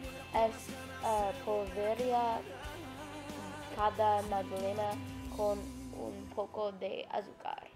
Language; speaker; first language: Spanish; non-native, learner; English